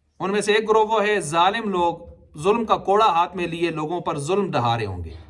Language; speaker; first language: Urdu; non-native, local second language; Punjabi